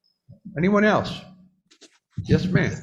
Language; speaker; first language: English; native; English